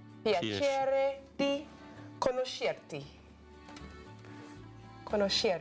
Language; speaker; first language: Italian; non-native, learner; English